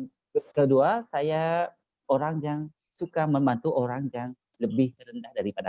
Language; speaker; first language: Indonesian; non-native, learner; Khmer